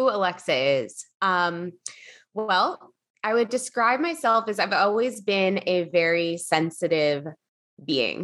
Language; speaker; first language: English; native; English